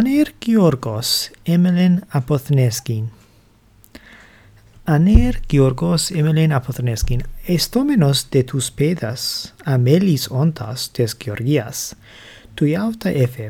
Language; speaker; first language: Greek; non-native, learner; English